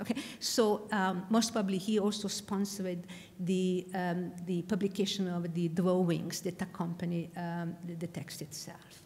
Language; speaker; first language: English; non-native, fluent; Italian